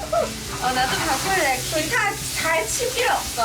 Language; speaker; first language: Korean; non-native, fluent; Chinese